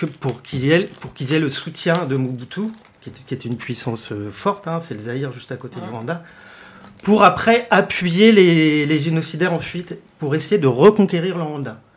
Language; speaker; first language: French; native; French